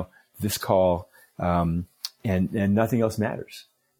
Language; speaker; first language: English; native; English